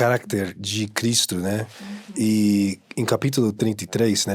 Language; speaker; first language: Portuguese; non-native, fluent; English